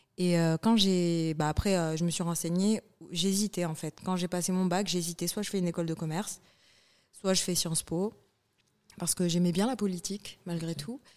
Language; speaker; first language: French; early bilingual, other home language; Arabic